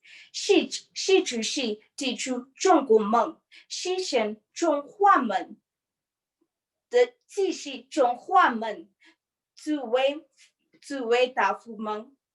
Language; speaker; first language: Chinese; non-native, learner; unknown